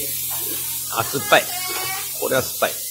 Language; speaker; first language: Japanese; native; Japanese